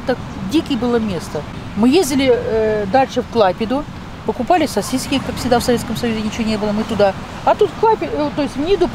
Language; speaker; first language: Russian; native; Russian